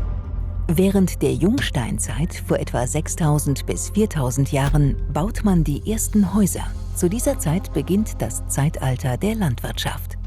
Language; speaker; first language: German; native; German